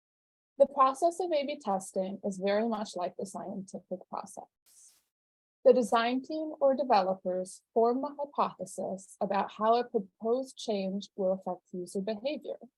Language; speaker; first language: English; native; English